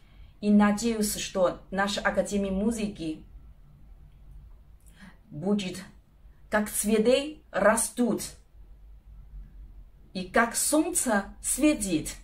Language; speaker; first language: Russian; non-native, learner; Chinese